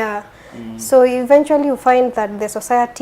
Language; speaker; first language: English; non-native, local second language; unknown